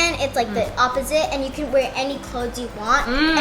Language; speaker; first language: English; non-native, fluent; Japanese